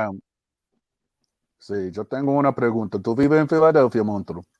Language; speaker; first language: Spanish; early bilingual, heritage; English